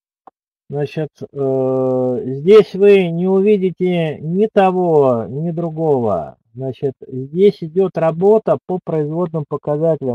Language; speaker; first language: Russian; native; Russian